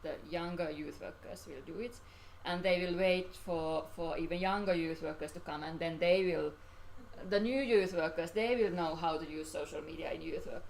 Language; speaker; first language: English; non-native, fluent; Finnish